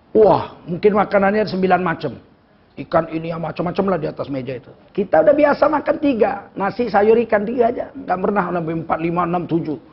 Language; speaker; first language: Indonesian; native; Indonesian